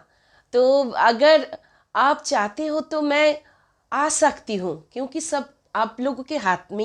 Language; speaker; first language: Hindi; non-native, local second language; Bangla